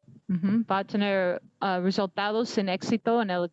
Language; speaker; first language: Spanish; non-native, learner; English